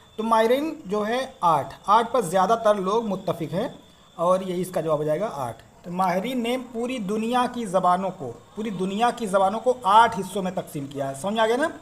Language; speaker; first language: Hindi; native; Hindi